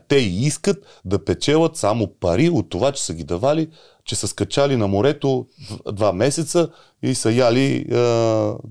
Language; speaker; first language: Bulgarian; native; Bulgarian